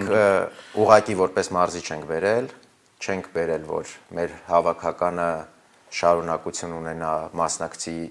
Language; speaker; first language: Armenian; native; Armenian